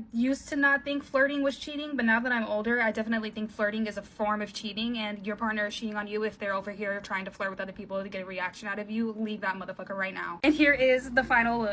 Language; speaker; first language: English; native; English